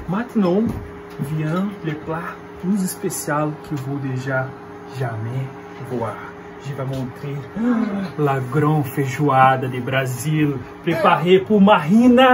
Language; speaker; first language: French; non-native, learner; Portuguese